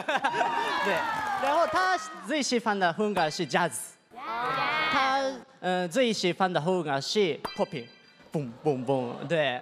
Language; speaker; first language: Chinese; non-native, learner; Japanese